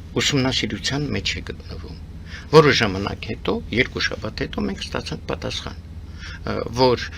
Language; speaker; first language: Armenian; early bilingual, heritage; Armenian